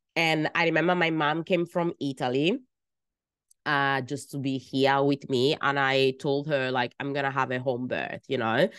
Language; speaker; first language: English; non-native, fluent; Italian